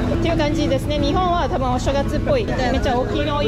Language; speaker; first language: Japanese; non-native, fluent; Malay